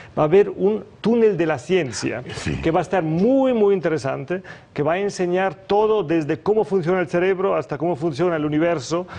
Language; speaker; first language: Spanish; early bilingual, other home language; German